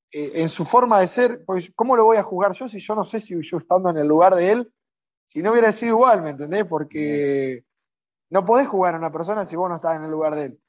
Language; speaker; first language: Spanish; native; Spanish